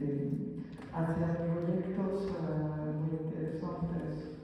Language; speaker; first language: Spanish; non-native, fluent; French